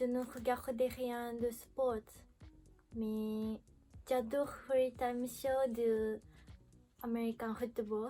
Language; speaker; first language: French; non-native, learner; Japanese